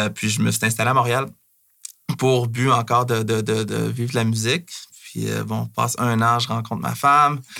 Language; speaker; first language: French; native; French